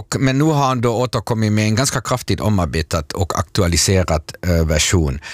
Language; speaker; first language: Swedish; native; Swedish